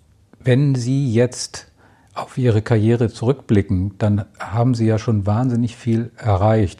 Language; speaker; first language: German; native; German